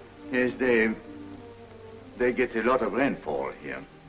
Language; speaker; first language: English; non-native, fluent; French